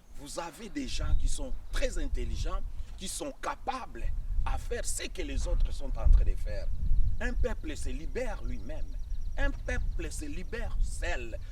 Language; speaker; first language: French; non-native, local second language; Lingala